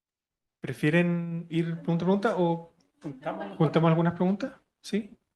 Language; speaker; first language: Spanish; native; Spanish